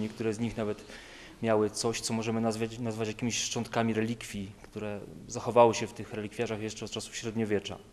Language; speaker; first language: Polish; native; Polish